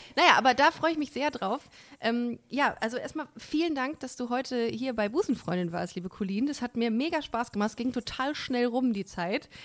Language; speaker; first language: German; native; German